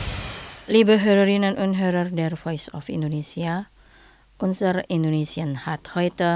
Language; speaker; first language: German; non-native, fluent; Indonesian